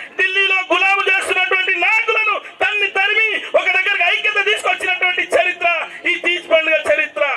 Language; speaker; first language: Telugu; non-native, local second language; Lambadi